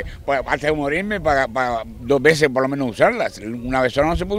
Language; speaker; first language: Spanish; native; Spanish